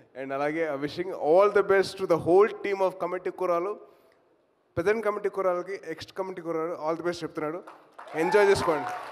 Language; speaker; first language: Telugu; native; Telugu